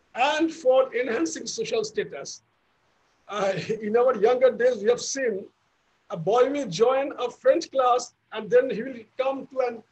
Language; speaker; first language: English; non-native, local second language; Bangla